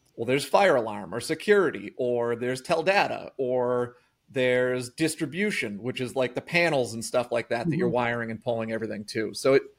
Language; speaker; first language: English; native; English